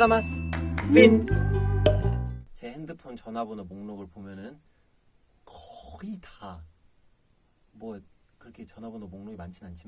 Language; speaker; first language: Korean; native; Korean